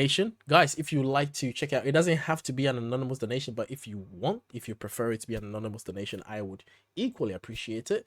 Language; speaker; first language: English; native; English